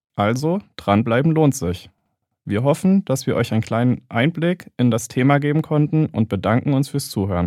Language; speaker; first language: German; native; German